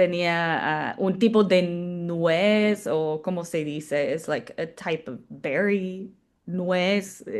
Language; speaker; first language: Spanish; non-native, fluent; English